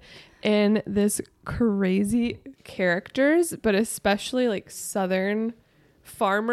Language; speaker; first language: English; native; English